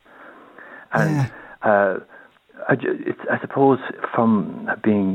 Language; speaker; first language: English; non-native, local second language; Irish